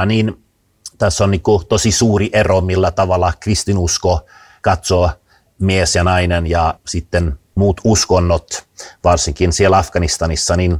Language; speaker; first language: Finnish; early bilingual, heritage; Finnish